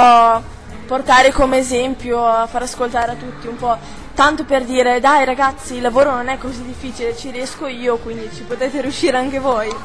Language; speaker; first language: Italian; native; Italian